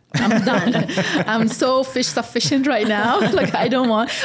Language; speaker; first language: English; early bilingual, other home language; Arabic